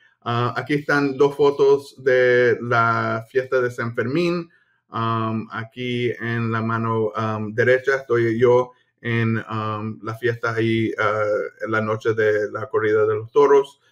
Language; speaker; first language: Spanish; early bilingual, heritage; Spanish